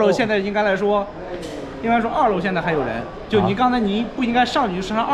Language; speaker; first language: Chinese; native; Chinese